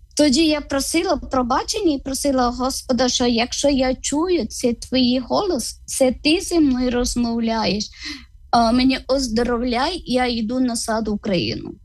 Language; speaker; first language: Ukrainian; non-native, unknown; Malayalam